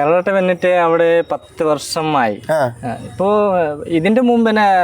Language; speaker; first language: Malayalam; non-native, fluent; Bangla